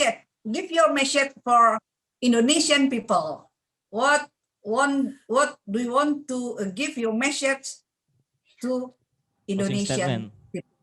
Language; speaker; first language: English; non-native, learner; Indonesian